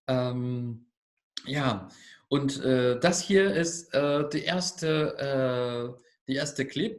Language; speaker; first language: German; non-native, learner; Spanish